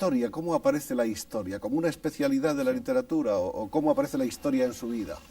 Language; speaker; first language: Spanish; native; Spanish